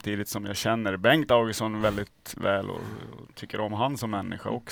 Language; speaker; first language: Swedish; native; Swedish